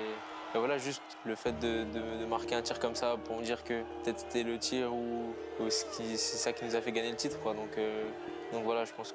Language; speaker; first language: French; native; French